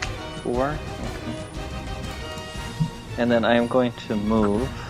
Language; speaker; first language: English; native; English